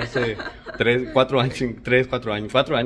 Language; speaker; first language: Spanish; native; Spanish